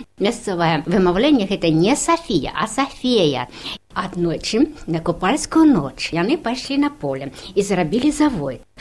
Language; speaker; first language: Belarusian; native; Belarusian